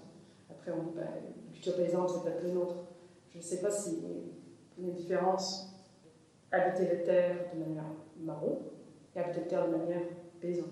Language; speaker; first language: French; non-native, fluent; English